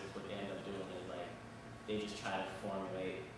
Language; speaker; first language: English; native; English